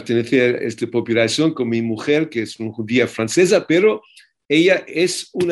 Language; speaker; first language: Spanish; non-native, fluent; English